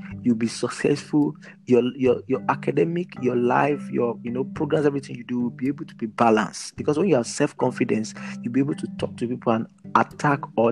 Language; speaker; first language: English; non-native, local second language; Yoruba